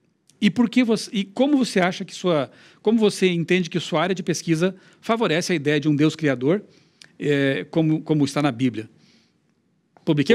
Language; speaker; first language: Portuguese; native; Portuguese